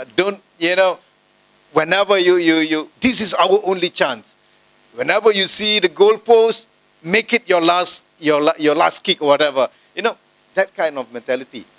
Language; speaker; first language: English; non-native, local second language; Malay